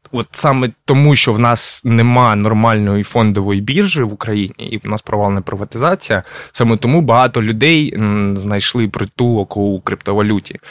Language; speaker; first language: Ukrainian; non-native, local second language; Russian